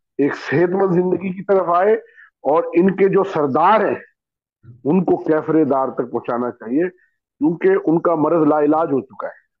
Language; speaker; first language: Urdu; native; Urdu